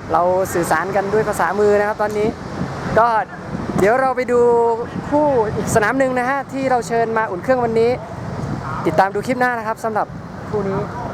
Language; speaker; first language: Thai; native; Thai